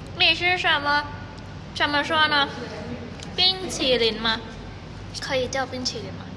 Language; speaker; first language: Chinese; non-native, learner; Thai